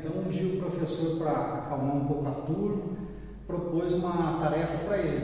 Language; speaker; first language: Portuguese; native; Portuguese